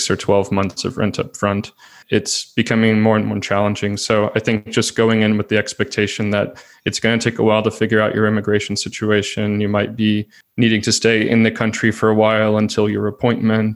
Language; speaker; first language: English; native; English